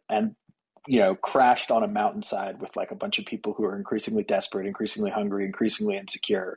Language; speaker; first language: English; native; English